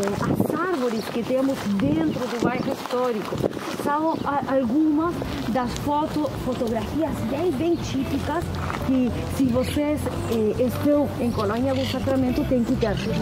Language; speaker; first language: Portuguese; non-native, fluent; Spanish